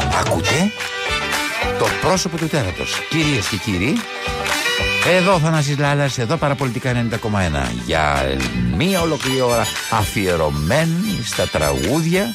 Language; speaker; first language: Greek; native; Greek